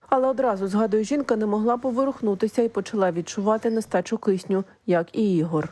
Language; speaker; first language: Ukrainian; native; Ukrainian